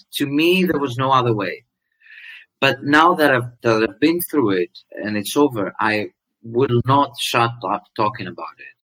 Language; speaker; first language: English; non-native, fluent; Greek